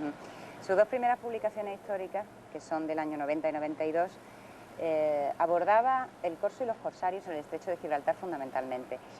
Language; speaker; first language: Spanish; native; Spanish